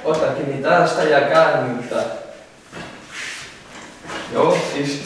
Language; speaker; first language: Finnish; non-native, learner; Spanish